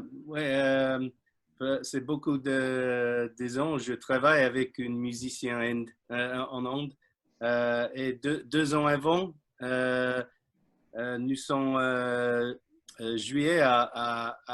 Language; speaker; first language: French; non-native, learner; English